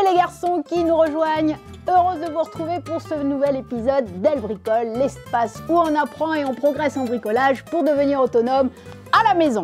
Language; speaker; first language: French; native; French